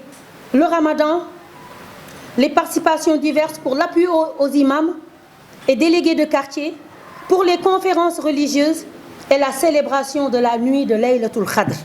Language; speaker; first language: French; non-native, local second language; Wolof